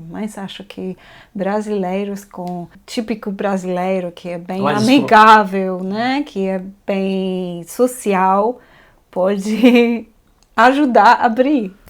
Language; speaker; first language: Portuguese; non-native, fluent; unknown